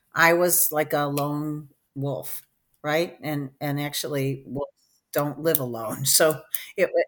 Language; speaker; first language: English; native; English